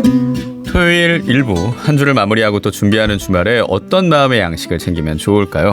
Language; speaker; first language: Korean; native; Korean